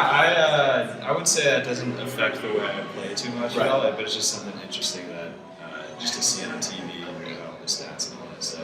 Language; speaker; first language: English; native; English